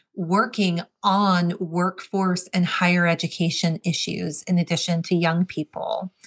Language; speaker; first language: English; native; English